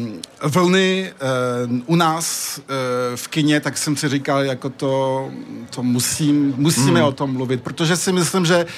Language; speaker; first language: Czech; early bilingual, heritage; French